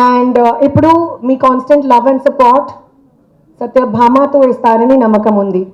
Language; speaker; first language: Telugu; non-native, local second language; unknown